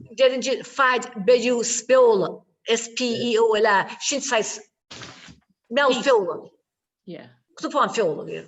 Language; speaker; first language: Irish; native; Irish